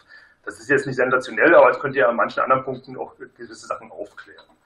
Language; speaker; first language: German; native; German